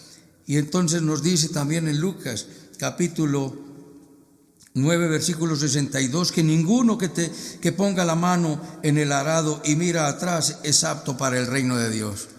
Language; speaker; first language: Spanish; native; Spanish